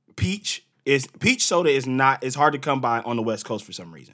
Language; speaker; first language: English; native; English